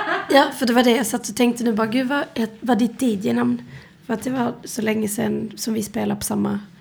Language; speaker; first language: Swedish; native; Swedish